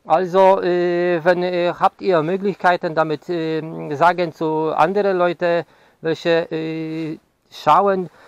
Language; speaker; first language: German; non-native, learner; Polish